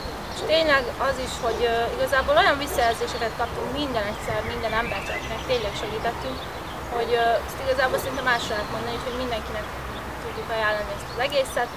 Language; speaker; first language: Hungarian; native; Hungarian